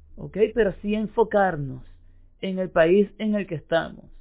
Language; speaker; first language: Spanish; native; Spanish